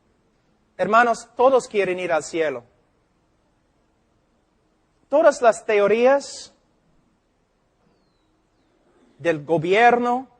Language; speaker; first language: Spanish; non-native, fluent; English